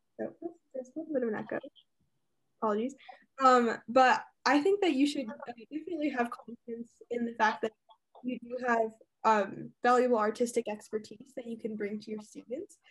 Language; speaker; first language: English; native; English